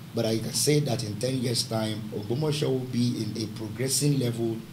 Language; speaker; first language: English; non-native, local second language; Yoruba